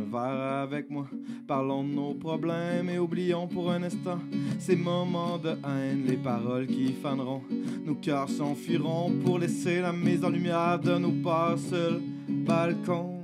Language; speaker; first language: French; native; French